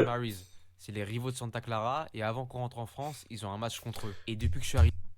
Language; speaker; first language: French; native; French